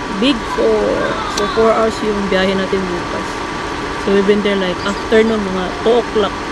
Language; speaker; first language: Filipino; non-native, local second language; Cebuano